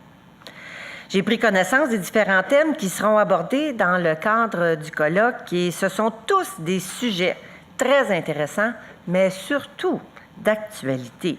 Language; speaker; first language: French; native; French